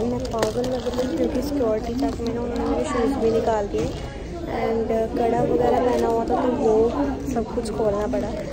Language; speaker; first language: Hindi; non-native, local second language; Punjabi